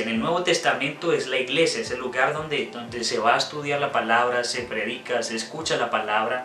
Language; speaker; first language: Spanish; native; Spanish